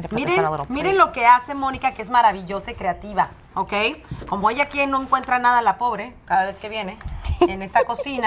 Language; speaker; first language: Spanish; native; Spanish